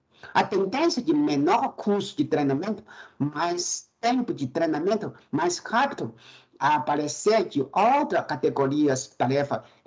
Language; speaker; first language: Portuguese; non-native, fluent; Chinese